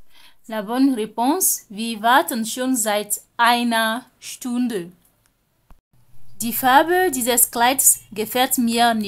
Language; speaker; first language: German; non-native, fluent; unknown